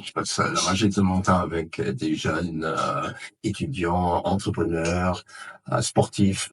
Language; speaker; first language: French; non-native, fluent; English